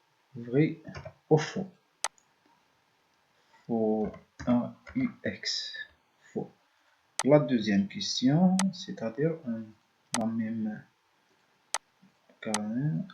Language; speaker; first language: French; non-native, learner; Arabic